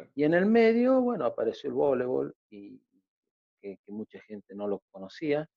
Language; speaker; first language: Spanish; native; Spanish